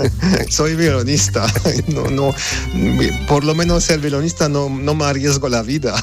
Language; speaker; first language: Spanish; non-native, fluent; Armenian